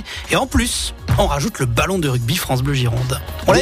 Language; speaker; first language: French; native; French